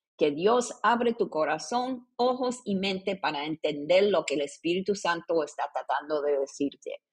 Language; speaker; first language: Spanish; native; Spanish